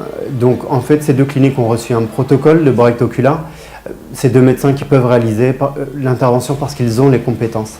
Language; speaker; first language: French; native; French